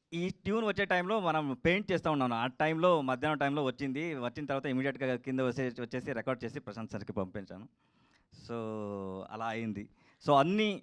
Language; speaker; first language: Telugu; non-native, learner; Kannada